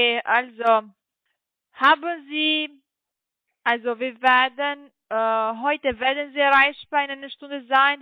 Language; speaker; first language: German; non-native, learner; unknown